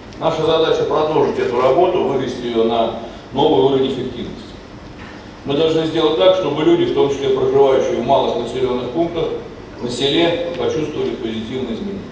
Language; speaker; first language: Russian; native; Russian